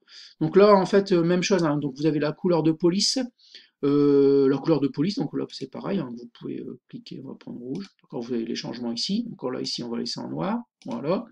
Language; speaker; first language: French; native; French